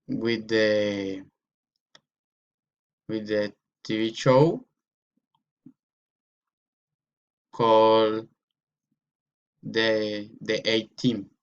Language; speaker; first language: English; non-native, learner; Spanish